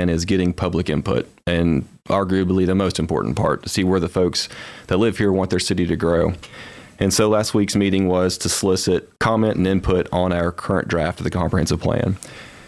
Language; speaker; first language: English; native; English